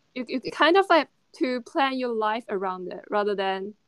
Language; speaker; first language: English; non-native, fluent; Chinese